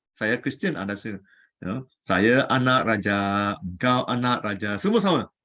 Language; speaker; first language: Malay; non-native, local second language; Chinese